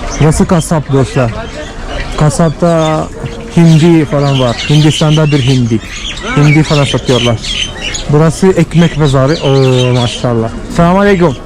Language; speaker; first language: Turkish; non-native, fluent; Malayalam